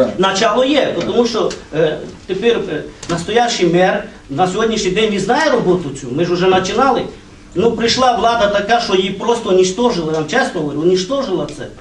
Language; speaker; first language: Ukrainian; non-native, local second language; Romany